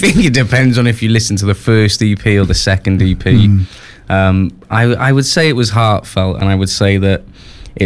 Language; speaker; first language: English; native; English